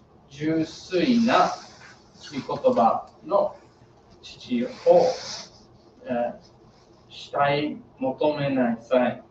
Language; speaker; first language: Japanese; non-native, learner; English